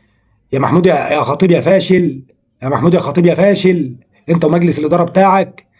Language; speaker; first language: Arabic; native; Arabic